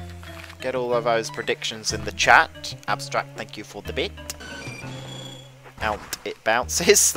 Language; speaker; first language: English; native; English